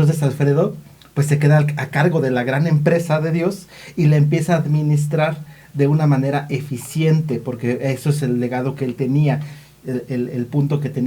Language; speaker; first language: Spanish; native; Spanish